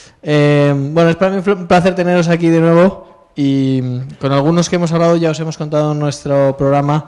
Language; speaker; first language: Spanish; native; Spanish